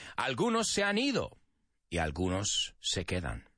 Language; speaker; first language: Spanish; non-native, fluent; English